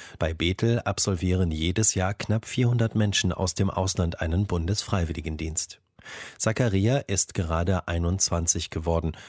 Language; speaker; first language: German; native; German